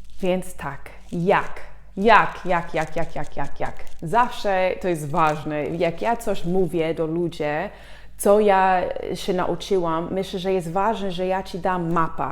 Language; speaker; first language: Polish; non-native, fluent; English